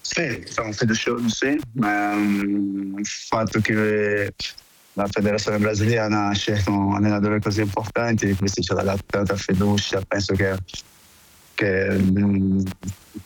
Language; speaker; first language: Italian; non-native, fluent; Portuguese